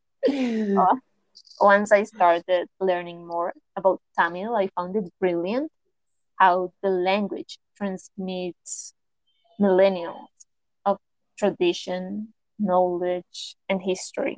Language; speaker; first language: English; non-native, fluent; Spanish